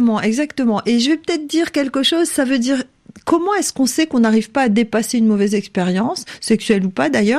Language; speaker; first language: French; native; French